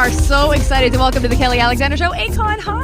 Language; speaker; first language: English; native; English